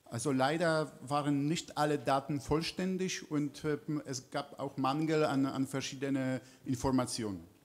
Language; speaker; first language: German; non-native, fluent; Polish